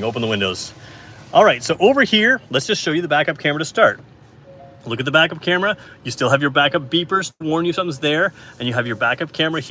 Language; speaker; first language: English; native; English